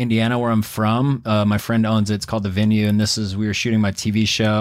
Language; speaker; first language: English; native; English